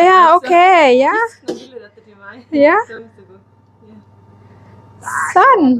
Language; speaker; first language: Norwegian; non-native, learner; Thai